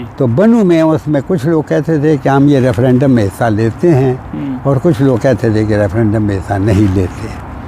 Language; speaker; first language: Urdu; non-native, local second language; Punjabi